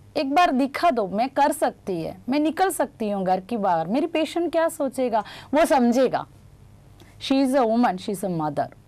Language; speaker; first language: Hindi; non-native, local second language; Gujarati